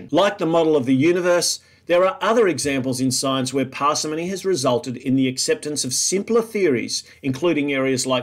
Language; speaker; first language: English; native; English